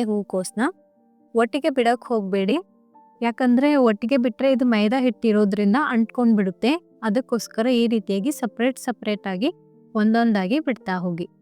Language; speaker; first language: Kannada; native; Kannada